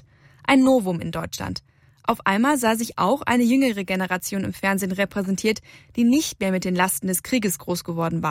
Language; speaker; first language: German; native; German